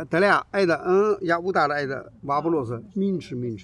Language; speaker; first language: Russian; non-native, learner; Chinese